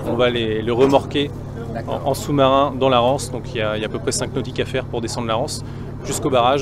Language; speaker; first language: French; native; French